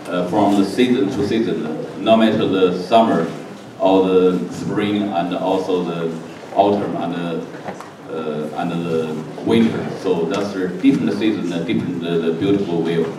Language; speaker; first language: English; non-native, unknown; Chinese